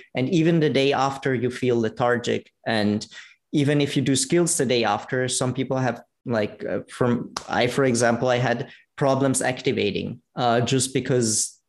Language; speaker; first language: English; non-native, fluent; Italian